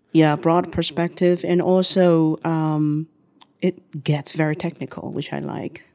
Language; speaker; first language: English; non-native, fluent; Chinese